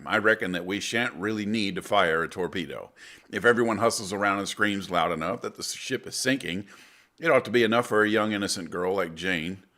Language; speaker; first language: English; native; English